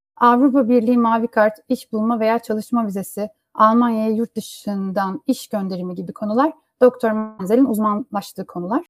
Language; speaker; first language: Turkish; native; Turkish